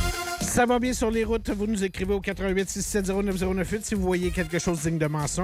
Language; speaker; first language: French; native; French